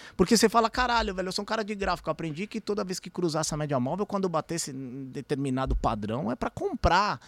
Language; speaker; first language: Portuguese; early bilingual, other home language; Spanish